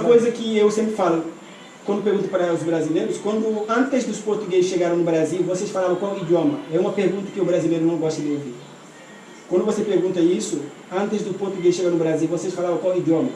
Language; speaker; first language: Portuguese; non-native, fluent; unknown